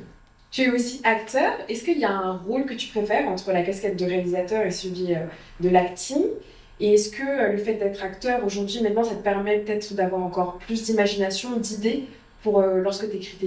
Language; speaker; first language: French; native; French